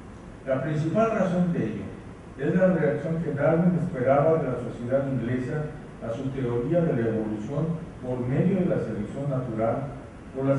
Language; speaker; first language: Spanish; native; Spanish